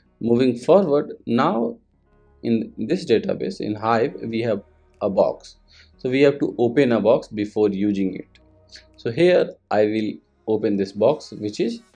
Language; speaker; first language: English; non-native, local second language; Hindi